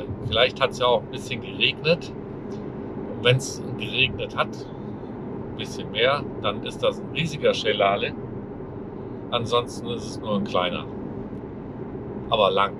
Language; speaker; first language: German; native; German